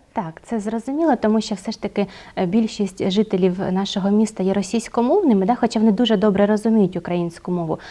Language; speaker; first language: Ukrainian; native; Ukrainian